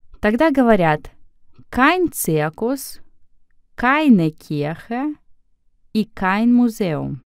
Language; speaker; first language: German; non-native, fluent; Russian